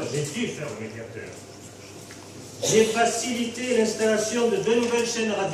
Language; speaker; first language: French; native; French